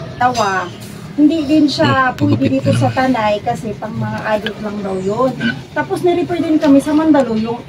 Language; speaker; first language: Filipino; native; Filipino